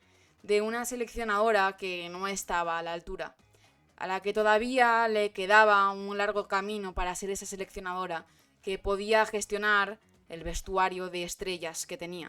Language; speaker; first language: Spanish; native; Spanish